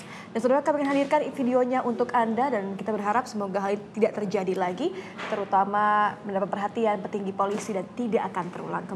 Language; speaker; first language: Indonesian; native; Indonesian